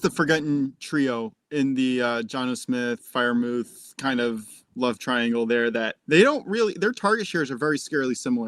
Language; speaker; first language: English; native; English